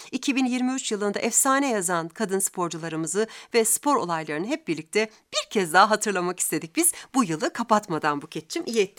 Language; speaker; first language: Turkish; native; Turkish